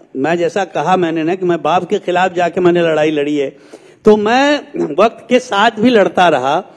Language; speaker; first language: Hindi; native; Hindi